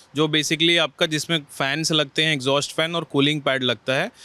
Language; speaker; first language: Hindi; native; Hindi